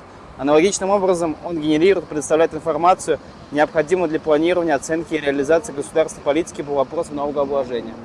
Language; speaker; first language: Russian; native; Russian